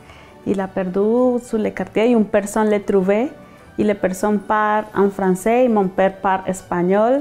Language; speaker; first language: French; non-native, learner; Spanish